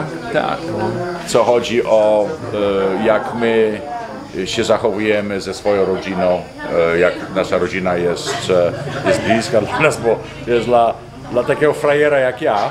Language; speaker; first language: Polish; early bilingual, heritage; Polish